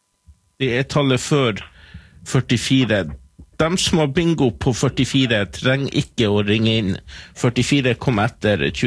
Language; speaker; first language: Norwegian; native; Norwegian